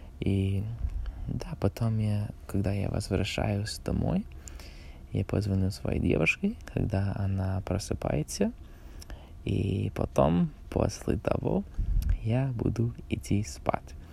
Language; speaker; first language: Russian; non-native, learner; English